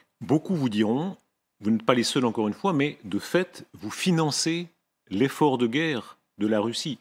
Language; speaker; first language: French; native; French